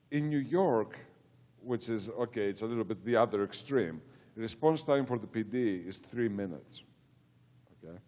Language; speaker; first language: English; non-native, fluent; Greek